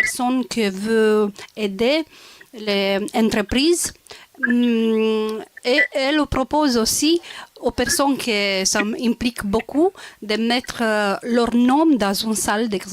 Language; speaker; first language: French; non-native, local second language; Romanian